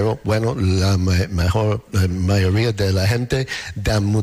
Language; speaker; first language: Spanish; non-native, learner; English